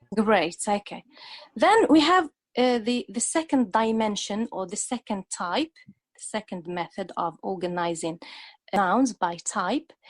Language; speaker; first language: English; non-native, fluent; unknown